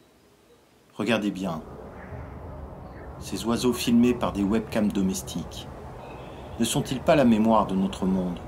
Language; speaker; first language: French; native; French